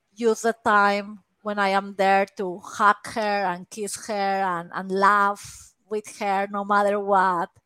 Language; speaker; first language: English; non-native, fluent; Spanish